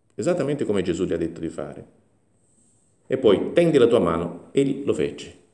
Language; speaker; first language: Italian; non-native, fluent; Portuguese